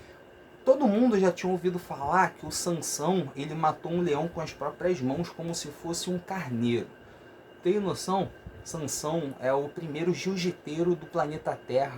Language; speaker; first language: Portuguese; native; Portuguese